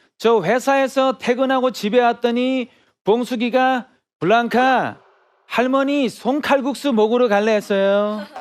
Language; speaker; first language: Korean; native; Korean